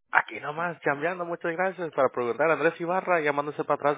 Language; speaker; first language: Spanish; early bilingual, heritage; Spanish